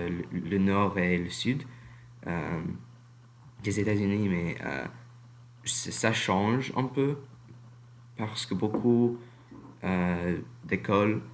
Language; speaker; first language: French; non-native, learner; English